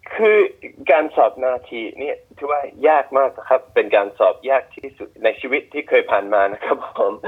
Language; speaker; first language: Thai; non-native, fluent; English